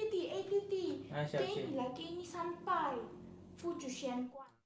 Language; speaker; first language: Chinese; non-native, learner; Indonesian